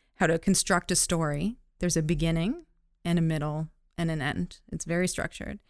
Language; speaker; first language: English; native; English